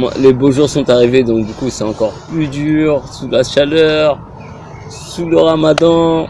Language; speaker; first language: French; early bilingual, other home language; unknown